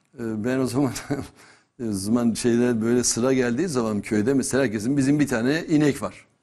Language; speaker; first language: Turkish; native; Turkish